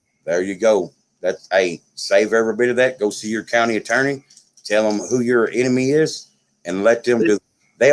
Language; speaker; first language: English; native; English